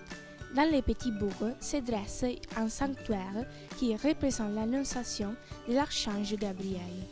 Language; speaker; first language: French; non-native, learner; Italian